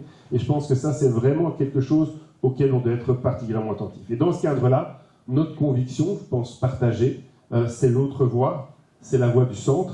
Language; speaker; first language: French; native; French